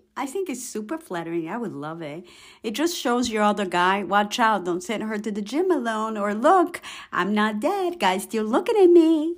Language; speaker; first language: English; non-native, fluent; Portuguese